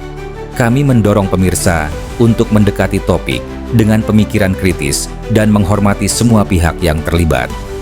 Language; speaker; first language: Indonesian; native; Indonesian